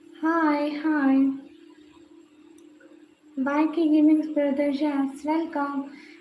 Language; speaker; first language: English; non-native, learner; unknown